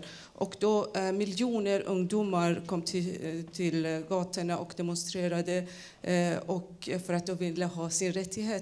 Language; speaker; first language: Swedish; non-native, fluent; Persian